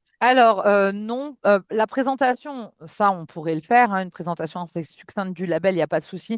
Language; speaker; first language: French; native; French